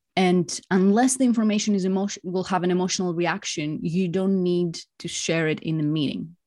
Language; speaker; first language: English; non-native, fluent; Greek